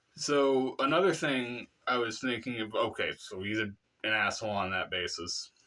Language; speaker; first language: English; native; English